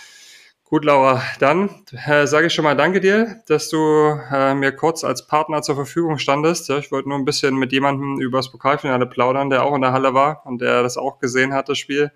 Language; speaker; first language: German; native; German